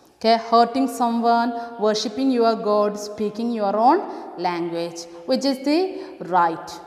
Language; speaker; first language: English; non-native, local second language; Malayalam